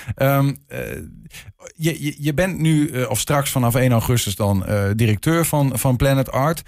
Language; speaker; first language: Dutch; native; Dutch